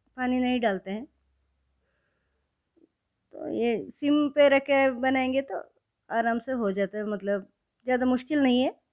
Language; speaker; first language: Hindi; non-native, local second language; Kannada